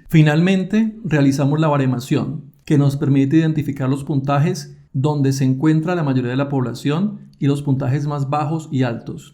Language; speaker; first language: Spanish; native; Spanish